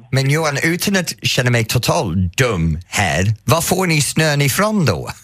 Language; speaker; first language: Swedish; non-native, fluent; English